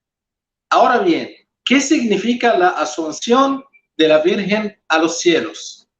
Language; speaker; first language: Spanish; non-native, fluent; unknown